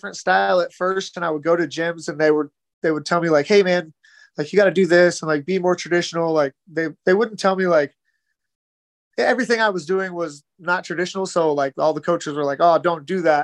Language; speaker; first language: English; native; English